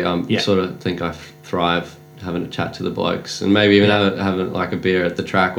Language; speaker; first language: English; native; English